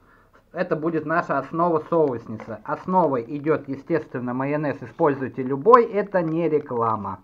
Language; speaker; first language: Russian; native; Russian